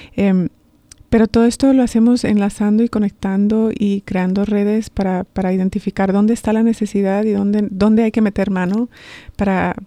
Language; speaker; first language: Spanish; native; Spanish